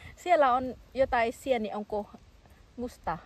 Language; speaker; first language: Finnish; non-native, learner; Thai